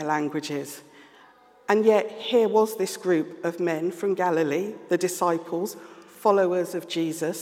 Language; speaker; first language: English; native; English